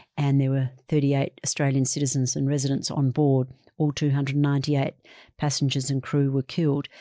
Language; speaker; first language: English; native; English